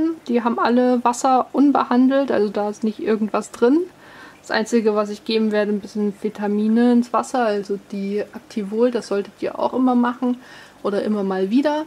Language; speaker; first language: German; native; German